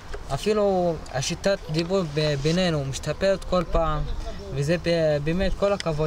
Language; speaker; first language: Hebrew; non-native, local second language; Arabic